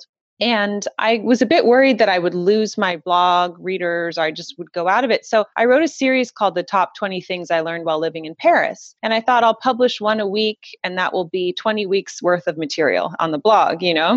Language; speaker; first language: English; native; English